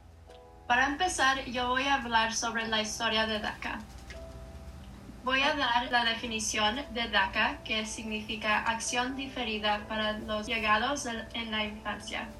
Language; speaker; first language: Spanish; non-native, learner; English